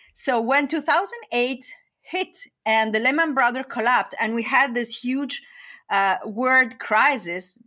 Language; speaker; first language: English; non-native, fluent; Italian